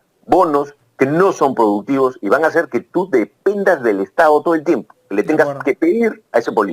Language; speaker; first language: Spanish; native; Spanish